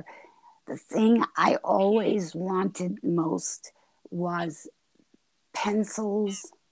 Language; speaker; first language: English; native; English